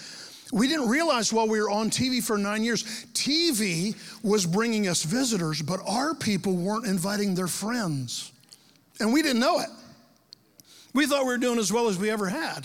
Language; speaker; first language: English; native; English